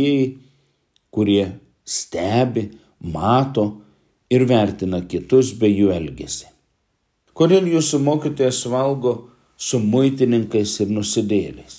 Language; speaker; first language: Lithuanian; native; Lithuanian